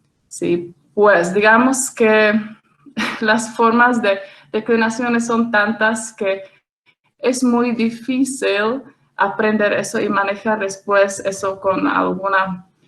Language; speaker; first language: Spanish; non-native, fluent; Czech